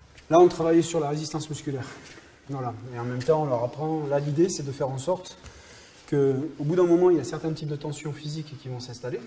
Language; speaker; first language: French; native; French